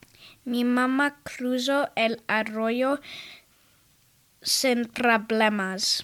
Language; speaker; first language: Spanish; non-native, learner; English